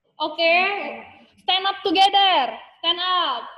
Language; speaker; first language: English; non-native, learner; Indonesian